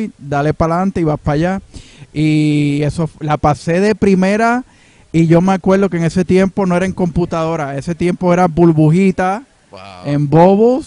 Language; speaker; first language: Spanish; native; Spanish